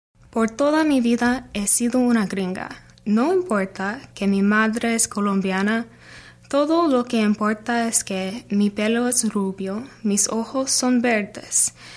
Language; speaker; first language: Spanish; non-native, learner; English